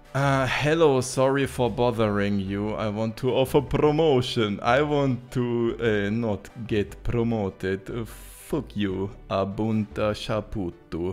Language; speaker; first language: English; non-native, fluent; German